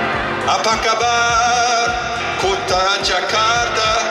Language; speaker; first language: Indonesian; non-native, learner; English